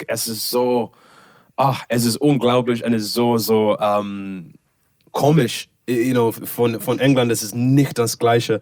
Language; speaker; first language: German; non-native, learner; English